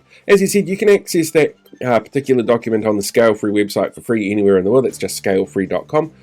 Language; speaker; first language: English; native; English